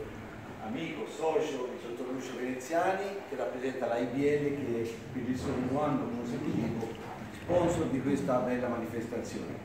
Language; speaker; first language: Italian; native; Italian